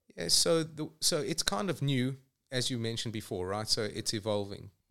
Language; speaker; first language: English; native; English